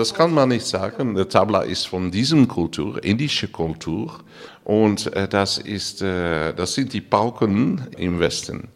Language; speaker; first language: German; non-native, learner; Dutch